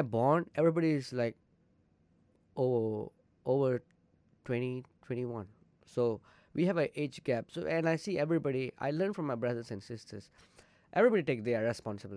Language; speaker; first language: English; non-native, local second language; Tamil